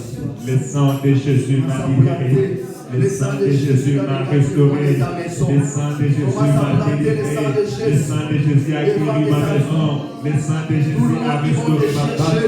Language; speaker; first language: French; non-native, local second language; Lingala